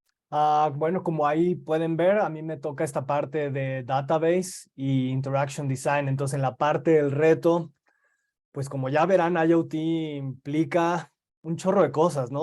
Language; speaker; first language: Spanish; native; Spanish